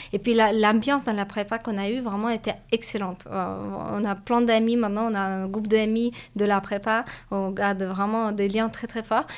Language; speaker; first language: French; non-native, fluent; Russian